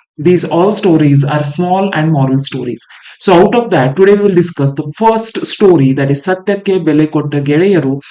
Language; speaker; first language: English; non-native, local second language; Kannada